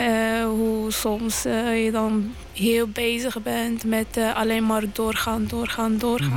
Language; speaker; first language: Dutch; non-native, local second language; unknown